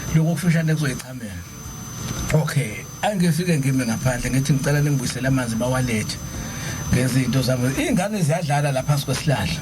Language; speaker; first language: Zulu; native; Zulu